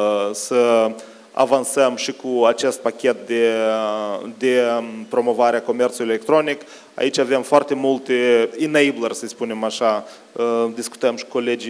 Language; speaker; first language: Romanian; native; Romanian